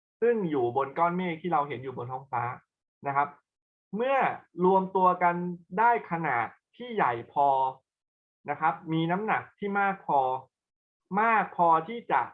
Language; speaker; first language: Thai; native; Thai